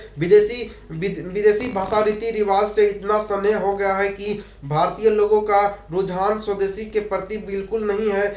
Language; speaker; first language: Hindi; native; Hindi